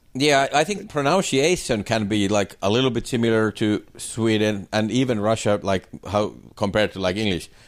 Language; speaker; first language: English; non-native, fluent; Finnish